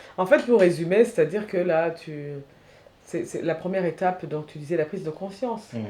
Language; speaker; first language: French; non-native, local second language; Rundi